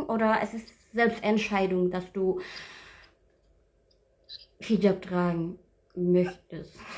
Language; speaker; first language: German; non-native, learner; Indonesian